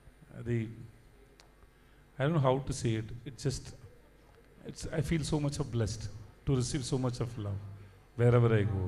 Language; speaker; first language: Telugu; non-native, learner; Tamil